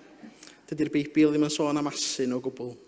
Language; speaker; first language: Welsh; native; Welsh